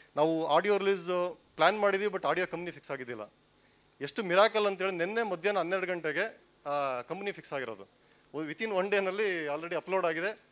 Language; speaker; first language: Kannada; native; Kannada